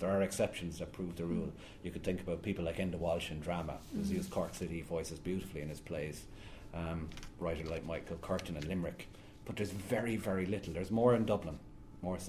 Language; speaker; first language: English; native; English